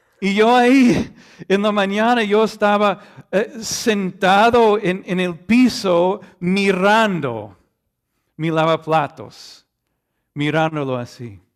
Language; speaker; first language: Spanish; non-native, fluent; English